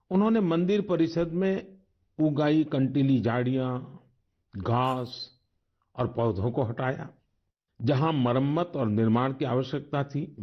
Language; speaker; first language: Hindi; non-native, local second language; Gujarati